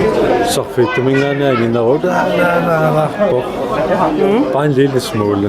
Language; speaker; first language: Danish; non-native, local second language; Kalaallisut